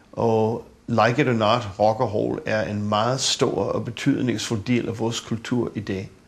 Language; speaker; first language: Danish; non-native, fluent; English